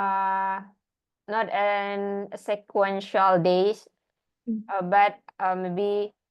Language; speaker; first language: English; non-native, learner; Indonesian